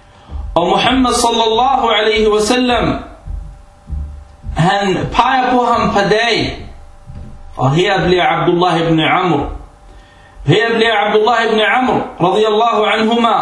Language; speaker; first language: Danish; early bilingual, other home language; Arabic